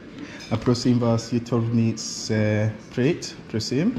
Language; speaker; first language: Czech; non-native, learner; English